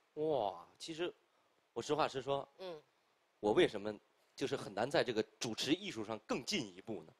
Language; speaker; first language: Chinese; native; Chinese